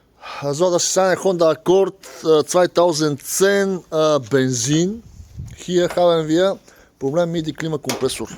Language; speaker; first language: German; non-native, learner; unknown